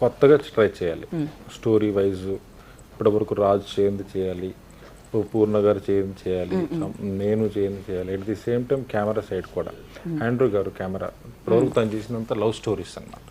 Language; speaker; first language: Telugu; native; Telugu